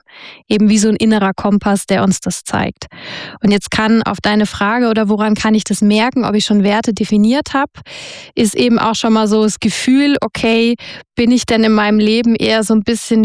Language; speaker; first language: German; native; German